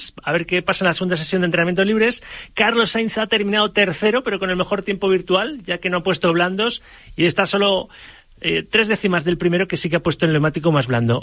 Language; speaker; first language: Spanish; native; Spanish